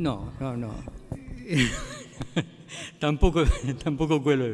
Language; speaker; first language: Italian; non-native, learner; Spanish